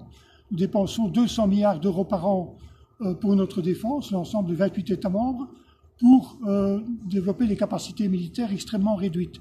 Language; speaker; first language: French; native; French